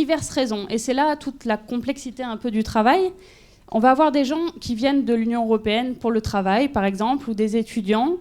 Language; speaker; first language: French; native; French